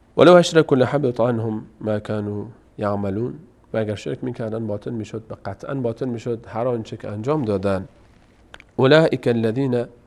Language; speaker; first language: Persian; native; Persian